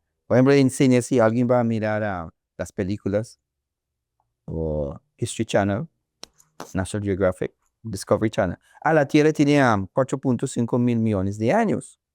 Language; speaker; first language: Spanish; non-native, learner; English